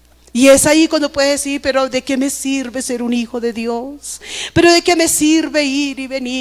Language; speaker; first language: Spanish; native; Spanish